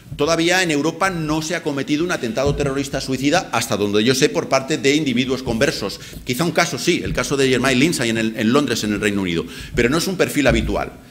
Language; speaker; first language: Spanish; native; Spanish